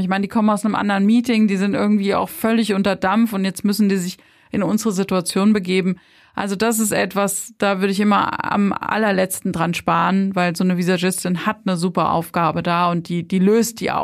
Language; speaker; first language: German; native; German